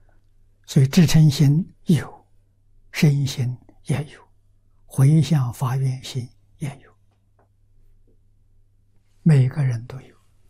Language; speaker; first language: Chinese; native; Chinese